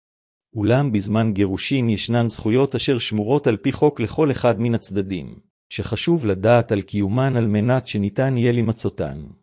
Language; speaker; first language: Hebrew; native; Hebrew